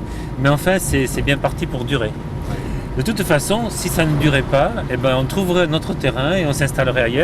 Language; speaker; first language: French; native; French